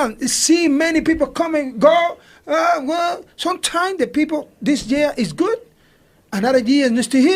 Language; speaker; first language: English; non-native, learner; Spanish